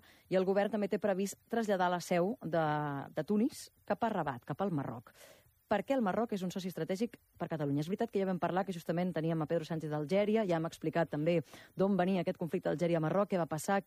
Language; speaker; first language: Catalan; native; Catalan